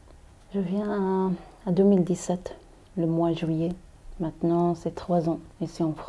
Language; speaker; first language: French; non-native, learner; Arabic